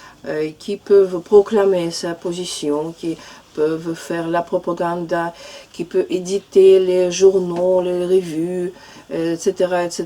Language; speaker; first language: French; non-native, fluent; Russian